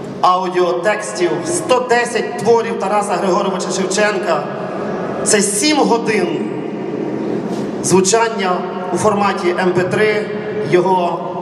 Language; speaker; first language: Ukrainian; native; Ukrainian